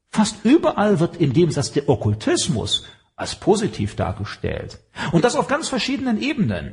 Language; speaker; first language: German; native; German